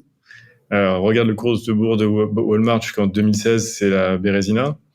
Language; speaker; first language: French; native; French